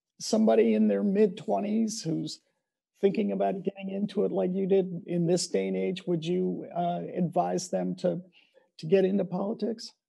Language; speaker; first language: English; native; English